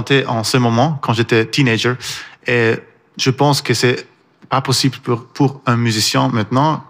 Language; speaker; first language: French; non-native, learner; Persian